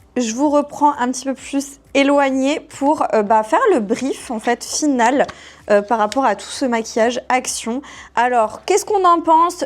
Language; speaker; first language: French; native; French